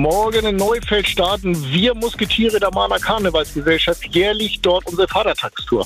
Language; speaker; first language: German; native; German